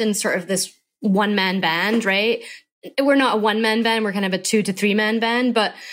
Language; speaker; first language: English; native; English